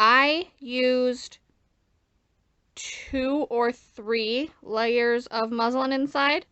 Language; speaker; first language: English; native; English